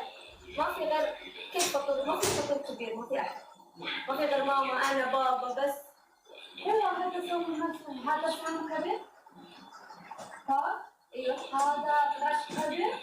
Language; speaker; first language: Arabic; non-native, learner; Amharic